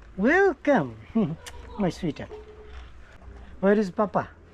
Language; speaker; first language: English; non-native, local second language; Bangla